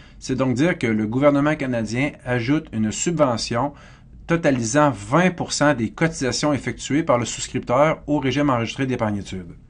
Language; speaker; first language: French; native; French